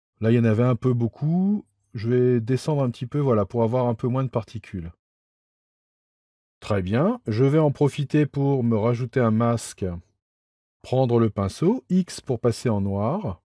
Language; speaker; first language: French; native; French